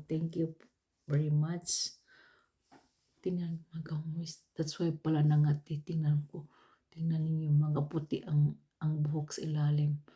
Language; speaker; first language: Filipino; non-native, local second language; Cebuano